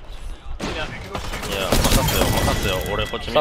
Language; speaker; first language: Japanese; native; Japanese